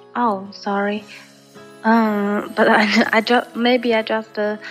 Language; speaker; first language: English; non-native, learner; Chinese